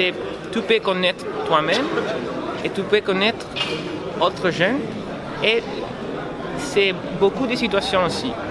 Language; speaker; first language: French; non-native, learner; Italian